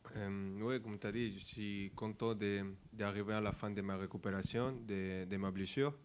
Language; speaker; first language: French; non-native, fluent; Spanish